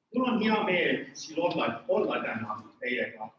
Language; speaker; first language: Estonian; early bilingual, heritage; Estonian